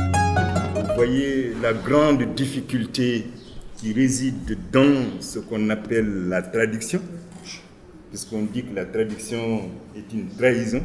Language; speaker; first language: French; non-native, local second language; Wolof